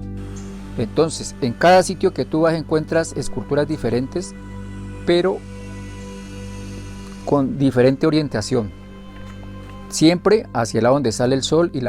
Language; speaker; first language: Spanish; native; Spanish